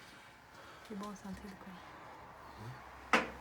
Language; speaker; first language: French; native; French